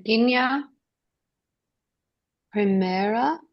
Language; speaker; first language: Spanish; non-native, learner; English